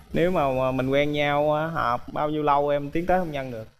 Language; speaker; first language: Vietnamese; native; Vietnamese